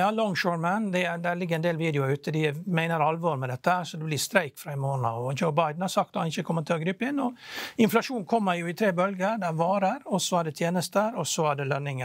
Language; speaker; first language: Norwegian; native; Norwegian